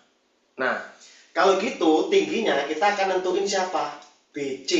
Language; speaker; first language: Indonesian; native; Indonesian